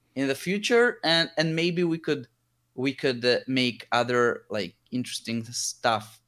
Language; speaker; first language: English; early bilingual, other home language; Hebrew